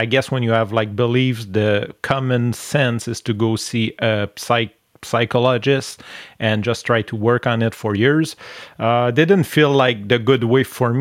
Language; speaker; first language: English; non-native, fluent; French